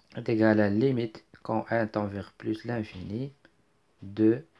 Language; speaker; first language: French; non-native, local second language; Arabic